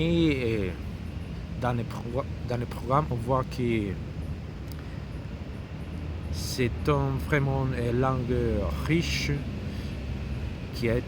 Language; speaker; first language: French; non-native, learner; Spanish